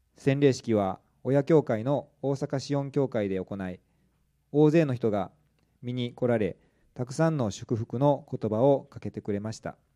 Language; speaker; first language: Japanese; native; Japanese